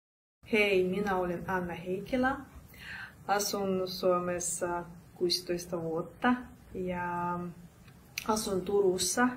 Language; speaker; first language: Finnish; non-native, fluent; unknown